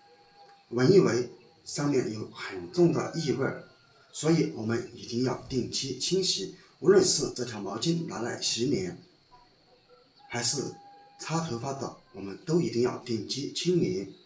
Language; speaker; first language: Chinese; native; Chinese